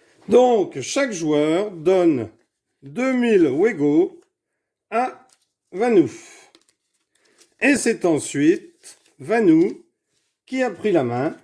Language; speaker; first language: French; native; French